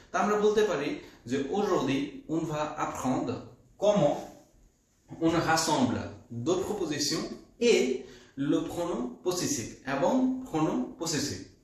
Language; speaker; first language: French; non-native, fluent; Bangla